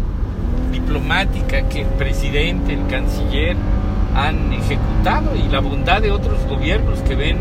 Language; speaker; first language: Spanish; native; Spanish